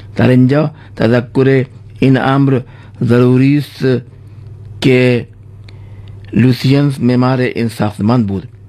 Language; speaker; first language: Persian; non-native, fluent; Urdu